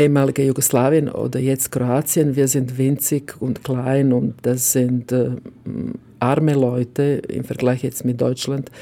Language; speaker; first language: German; non-native, fluent; Croatian